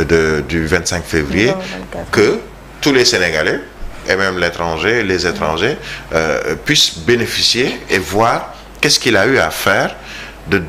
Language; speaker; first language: French; non-native, local second language; Wolof